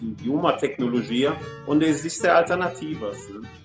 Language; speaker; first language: Portuguese; non-native, fluent; German